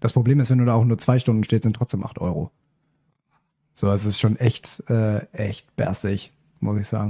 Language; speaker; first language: German; native; German